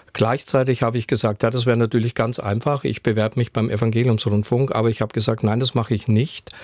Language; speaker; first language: German; native; German